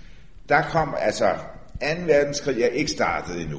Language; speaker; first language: Danish; early bilingual, other home language; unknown